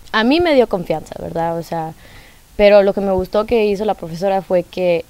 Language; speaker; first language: Spanish; early bilingual, heritage; Spanish